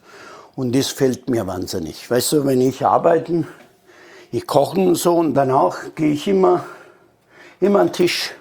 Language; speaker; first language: German; non-native, fluent; Italian